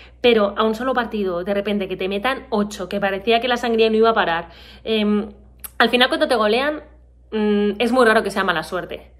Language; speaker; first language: Spanish; native; Spanish